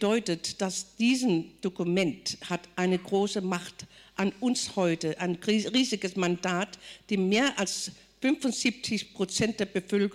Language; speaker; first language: German; non-native, fluent; Kalaallisut